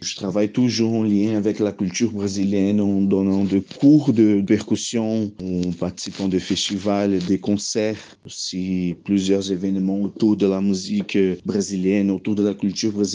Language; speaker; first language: French; non-native, fluent; Portuguese